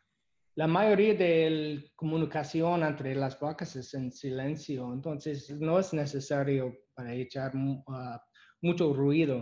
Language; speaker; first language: Spanish; non-native, learner; English